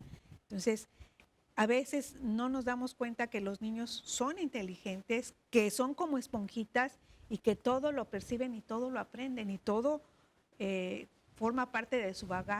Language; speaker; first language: Spanish; native; Spanish